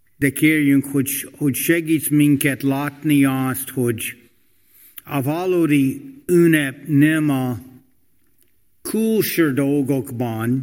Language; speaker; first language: Hungarian; non-native, fluent; English